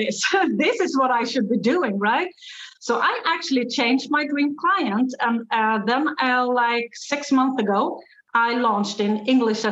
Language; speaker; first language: English; non-native, fluent; Swedish